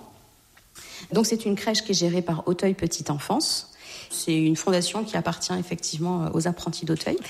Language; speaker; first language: French; native; French